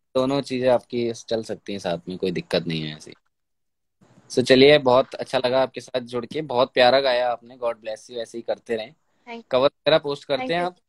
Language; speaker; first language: Hindi; native; Hindi